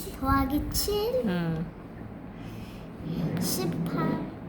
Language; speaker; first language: Korean; early bilingual, heritage; Korean